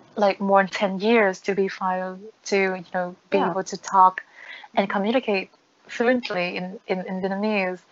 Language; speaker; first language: English; non-native, fluent; Vietnamese